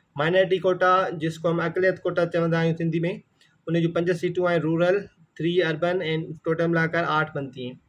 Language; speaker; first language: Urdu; non-native, local second language; Sindhi